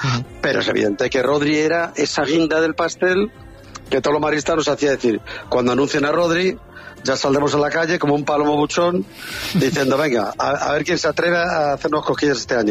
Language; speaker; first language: Spanish; native; Spanish